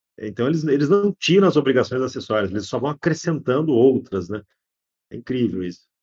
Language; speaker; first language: Portuguese; native; Portuguese